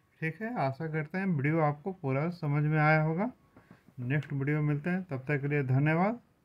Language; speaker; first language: Hindi; native; Hindi